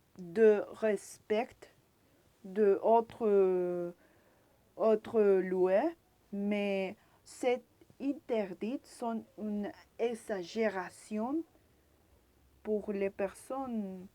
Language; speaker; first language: French; non-native, learner; Spanish